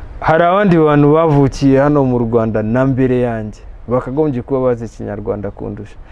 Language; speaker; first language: Kinyarwanda; early bilingual, heritage; Kinyarwanda